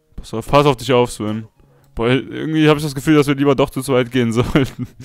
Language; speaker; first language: German; early bilingual, other home language; Russian